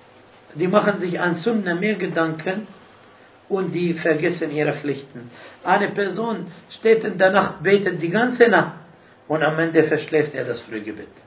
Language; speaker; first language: German; non-native, fluent; Arabic